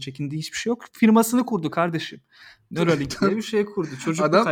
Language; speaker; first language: Turkish; native; Turkish